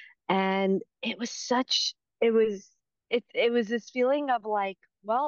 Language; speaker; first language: English; native; English